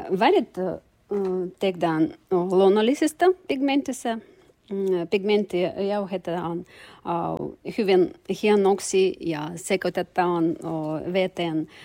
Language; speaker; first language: Finnish; non-native, learner; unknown